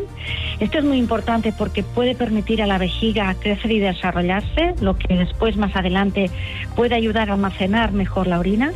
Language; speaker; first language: Spanish; native; Spanish